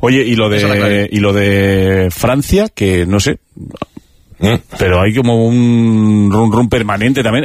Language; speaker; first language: Spanish; native; Spanish